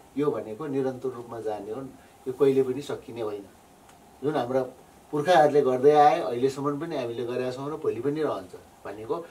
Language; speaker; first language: Nepali; native; Nepali